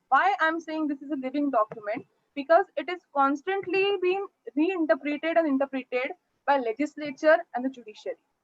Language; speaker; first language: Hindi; non-native, local second language; Marathi